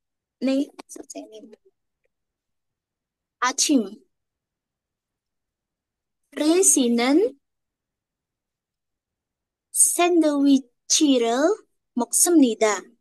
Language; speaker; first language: Korean; non-native, learner; Indonesian